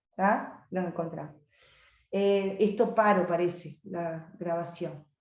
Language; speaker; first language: Spanish; native; Spanish